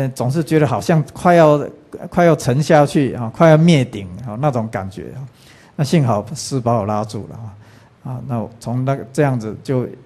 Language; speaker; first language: Chinese; native; Chinese